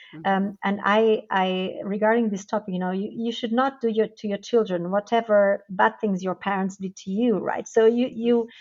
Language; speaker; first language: English; non-native, fluent; Portuguese